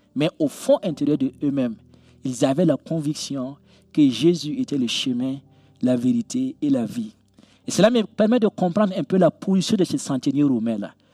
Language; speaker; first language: French; non-native, local second language; Mossi